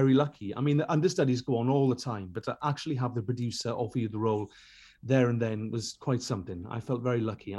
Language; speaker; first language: English; native; English